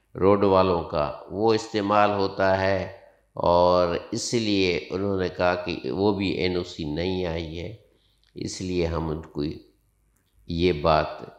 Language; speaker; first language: Urdu; non-native, local second language; Sindhi